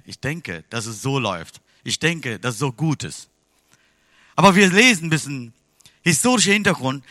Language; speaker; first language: German; non-native, fluent; Tamil